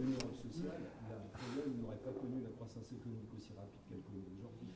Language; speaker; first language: French; native; French